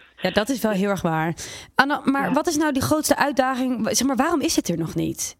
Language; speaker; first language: Dutch; native; Dutch